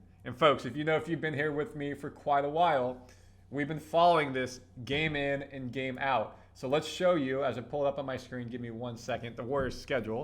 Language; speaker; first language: English; native; English